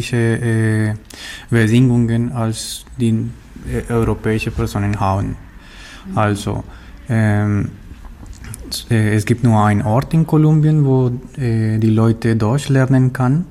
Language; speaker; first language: German; non-native, learner; Spanish